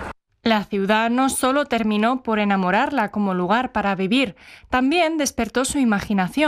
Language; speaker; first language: Spanish; non-native, fluent; Czech